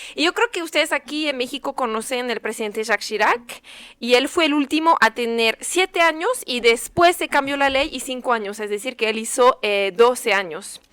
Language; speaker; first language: Spanish; non-native, fluent; French